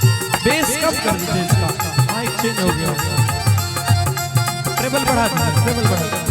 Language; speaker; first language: Hindi; non-native, local second language; Maithili